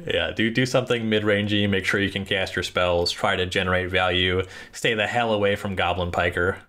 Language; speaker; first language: English; native; English